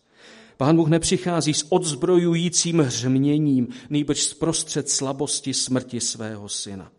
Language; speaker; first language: Czech; native; Czech